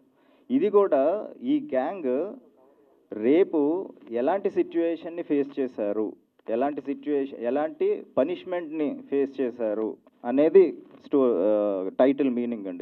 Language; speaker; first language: Telugu; native; Telugu